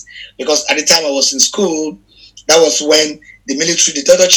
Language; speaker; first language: English; non-native, local second language; Yoruba